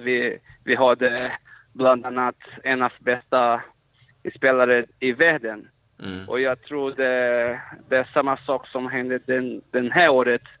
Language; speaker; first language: Swedish; non-native, fluent; Portuguese